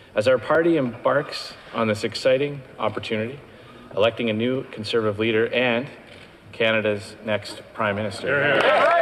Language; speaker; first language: English; native; English